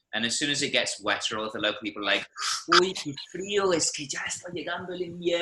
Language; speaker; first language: Spanish; non-native, fluent; English